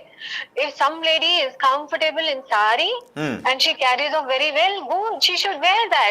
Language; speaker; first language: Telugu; non-native, learner; Hindi